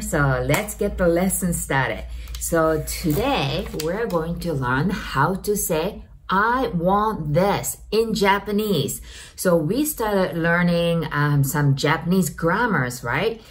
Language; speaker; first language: English; non-native, fluent; Japanese